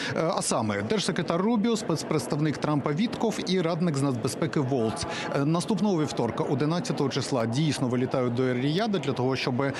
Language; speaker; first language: Ukrainian; native; Ukrainian